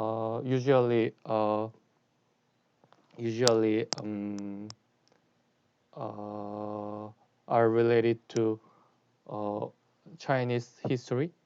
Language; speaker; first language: English; non-native, learner; Korean